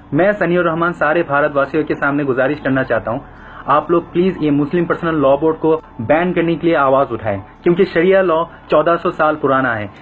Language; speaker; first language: Hindi; non-native, fluent; Bangla